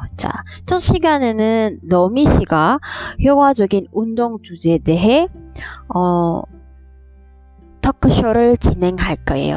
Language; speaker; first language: Korean; non-native, learner; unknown